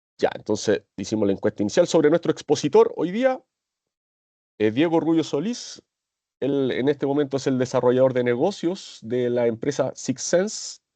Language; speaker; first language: Spanish; native; Spanish